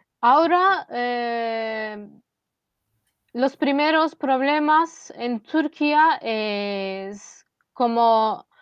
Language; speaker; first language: Spanish; non-native, fluent; Turkish